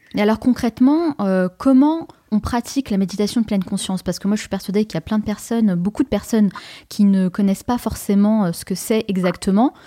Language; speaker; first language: French; native; French